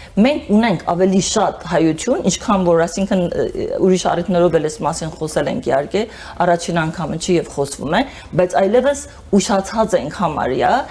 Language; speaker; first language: Armenian; early bilingual, heritage; Armenian